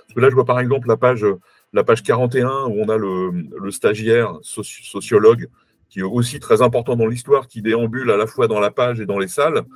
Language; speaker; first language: French; native; French